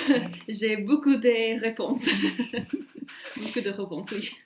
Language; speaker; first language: French; non-native, learner; English